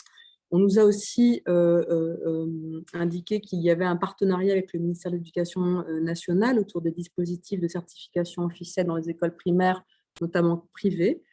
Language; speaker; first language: French; native; French